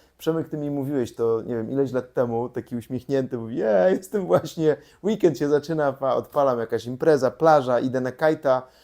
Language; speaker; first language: Polish; native; Polish